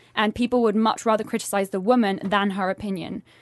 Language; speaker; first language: English; native; English